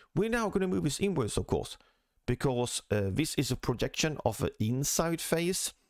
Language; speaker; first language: English; non-native, fluent; Swedish